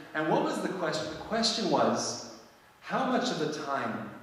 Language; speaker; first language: English; native; English